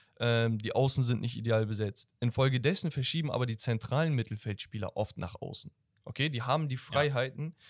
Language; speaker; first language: German; early bilingual, other home language; Turkish